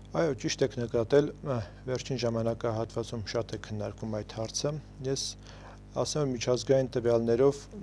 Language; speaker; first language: Armenian; native; Armenian